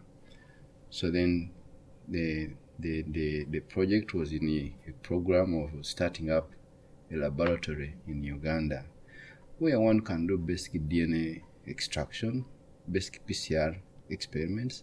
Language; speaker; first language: English; non-native, local second language; Ganda